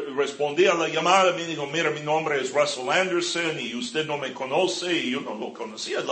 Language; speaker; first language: Spanish; non-native, fluent; English